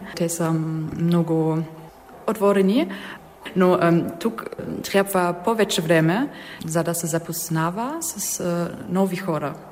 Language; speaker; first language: Bulgarian; non-native, learner; German